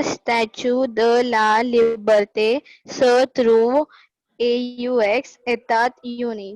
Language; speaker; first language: French; non-native, learner; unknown